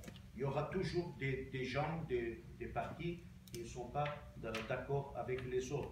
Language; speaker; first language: French; non-native, local second language; Armenian